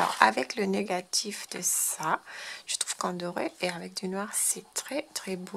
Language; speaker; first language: French; non-native, fluent; Spanish